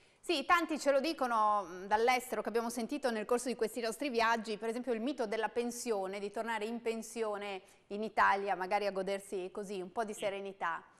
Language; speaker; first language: Italian; native; Italian